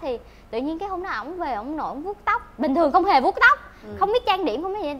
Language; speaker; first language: Vietnamese; native; Vietnamese